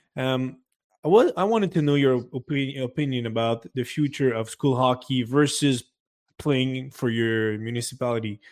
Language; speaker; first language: English; non-native, fluent; French